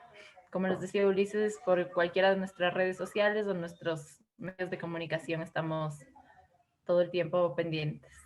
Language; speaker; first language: Spanish; native; Spanish